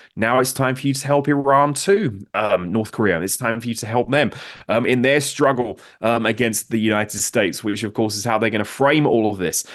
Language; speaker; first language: English; native; English